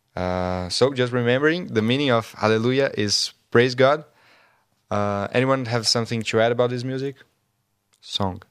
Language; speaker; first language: English; non-native, learner; Portuguese